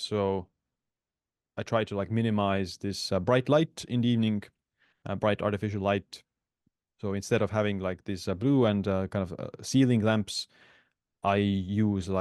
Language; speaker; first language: English; non-native, fluent; Estonian